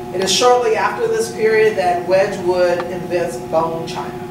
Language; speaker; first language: English; native; English